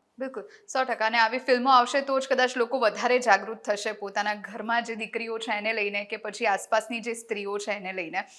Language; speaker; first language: Gujarati; native; Gujarati